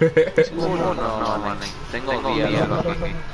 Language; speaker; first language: Spanish; native; Spanish